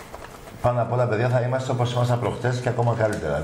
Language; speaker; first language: Greek; native; Greek